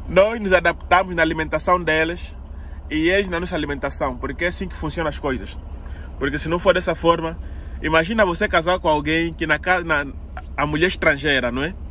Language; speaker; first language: Portuguese; native; Portuguese